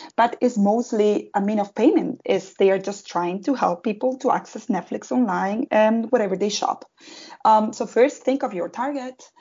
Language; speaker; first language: English; non-native, fluent; Spanish